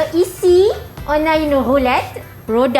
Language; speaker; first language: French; non-native, fluent; Malay